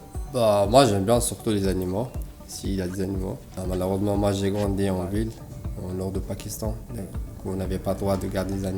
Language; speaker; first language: French; non-native, learner; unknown